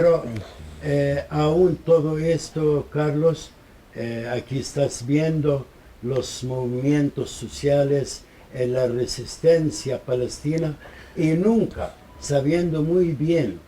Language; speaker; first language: Spanish; non-native, fluent; Arabic